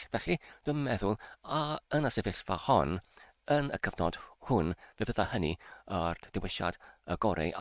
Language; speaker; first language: Welsh; non-native, learner; English